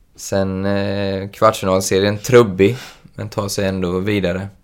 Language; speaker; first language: Swedish; native; Swedish